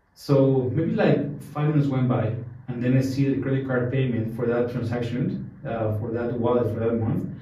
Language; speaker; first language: English; non-native, fluent; Spanish